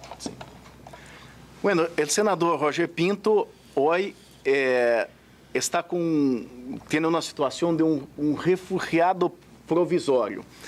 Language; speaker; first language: Spanish; non-native, fluent; Portuguese